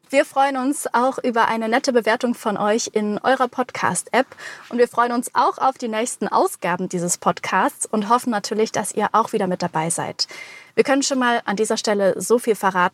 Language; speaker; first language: German; native; German